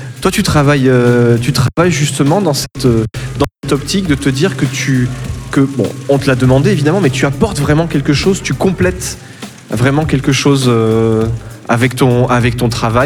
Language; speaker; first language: French; native; French